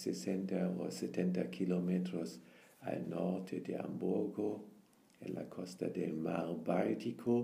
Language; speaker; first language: Spanish; non-native, fluent; German